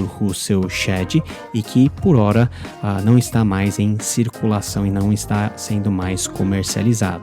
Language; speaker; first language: Portuguese; native; Portuguese